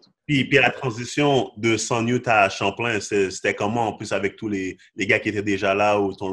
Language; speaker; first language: French; native; French